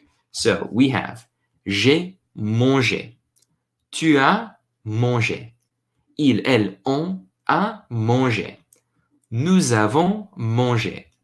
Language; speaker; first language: French; non-native, learner; English